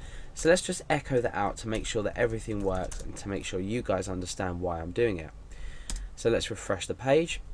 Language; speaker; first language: English; native; English